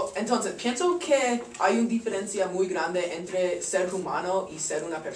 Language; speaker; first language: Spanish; non-native, learner; English